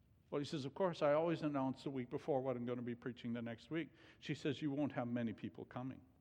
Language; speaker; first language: English; native; English